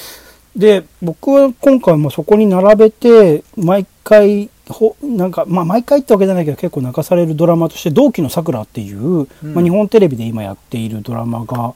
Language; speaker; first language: Japanese; native; Japanese